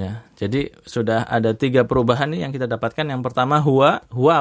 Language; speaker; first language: Indonesian; native; Indonesian